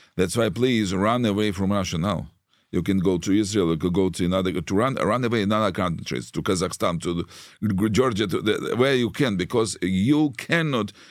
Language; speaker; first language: English; non-native, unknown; Russian